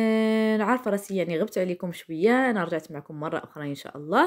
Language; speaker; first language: Arabic; native; Arabic